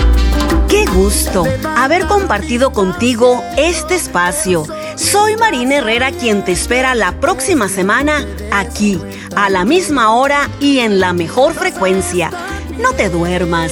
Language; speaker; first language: Spanish; native; Spanish